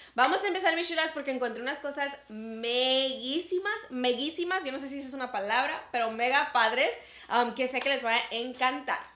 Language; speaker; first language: Spanish; early bilingual, heritage; Spanish